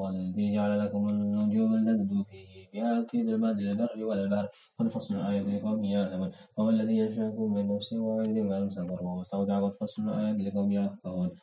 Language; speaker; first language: Arabic; non-native, learner; Indonesian